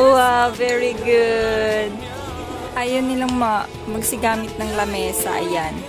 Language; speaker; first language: Filipino; native; Filipino